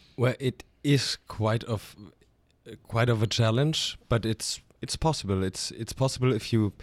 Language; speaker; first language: English; non-native, fluent; German